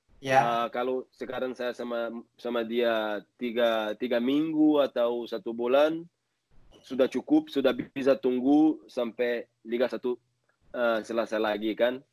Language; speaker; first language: Indonesian; non-native, learner; Portuguese